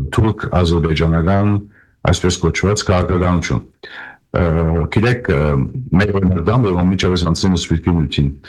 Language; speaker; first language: Armenian; early bilingual, heritage; Armenian